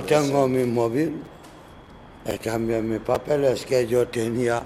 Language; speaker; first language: Spanish; non-native, learner; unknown